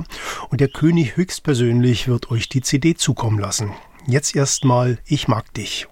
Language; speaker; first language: German; native; German